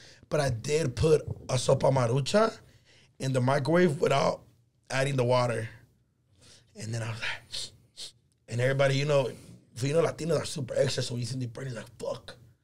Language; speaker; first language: English; early bilingual, other home language; Spanish